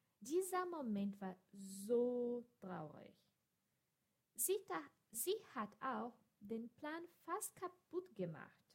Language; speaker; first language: German; non-native, fluent; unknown